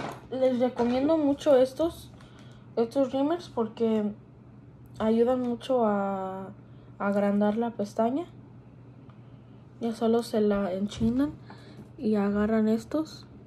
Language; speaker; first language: Spanish; early bilingual, heritage; Spanish